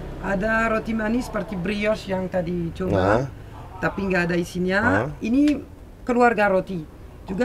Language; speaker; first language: Indonesian; non-native, fluent; French